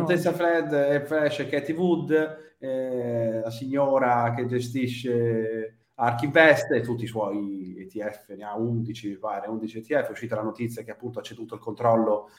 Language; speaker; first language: Italian; native; Italian